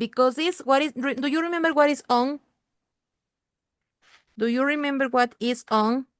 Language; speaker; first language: English; non-native, learner; Spanish